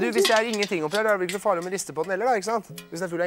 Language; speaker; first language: Norwegian; native; Norwegian